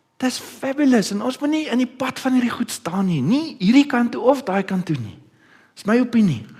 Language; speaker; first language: Afrikaans; early bilingual, other home language; Dutch